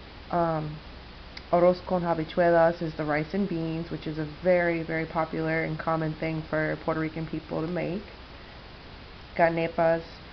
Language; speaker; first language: English; native; English